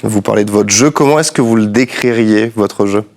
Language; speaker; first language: French; native; French